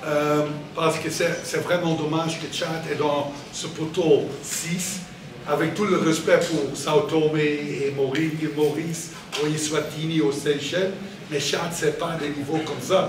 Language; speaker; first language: French; non-native, learner; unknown